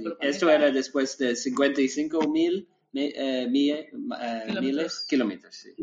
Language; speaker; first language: Spanish; non-native, learner; English